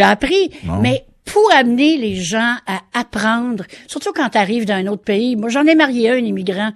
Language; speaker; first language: French; native; French